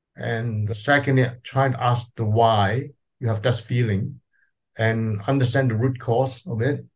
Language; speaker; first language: English; non-native, local second language; Cantonese